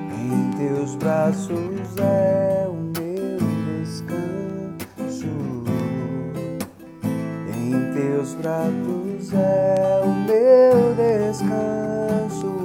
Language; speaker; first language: Portuguese; native; Portuguese